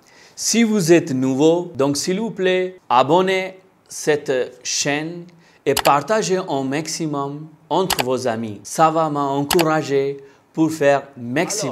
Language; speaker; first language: French; non-native, learner; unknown